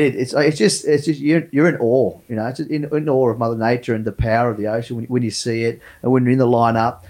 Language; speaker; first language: English; native; English